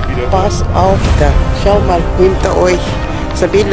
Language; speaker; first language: German; non-native, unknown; Filipino